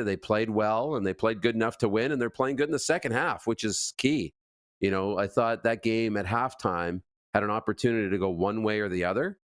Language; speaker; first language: English; native; English